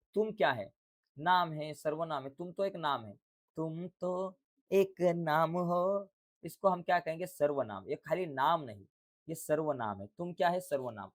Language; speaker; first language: Hindi; non-native, local second language; Marathi